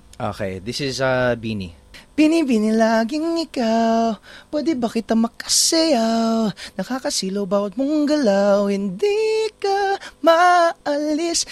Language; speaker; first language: Filipino; early bilingual, heritage; Filipino